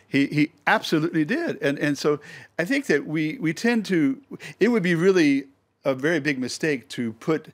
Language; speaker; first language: English; native; English